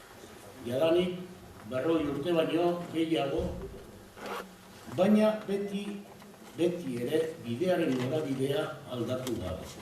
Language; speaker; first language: Basque; native; Basque